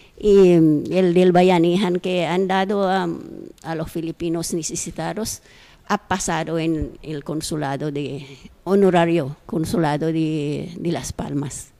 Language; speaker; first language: Spanish; non-native, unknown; Filipino